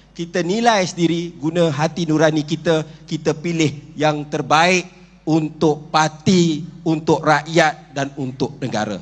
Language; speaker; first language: Malay; native; Malay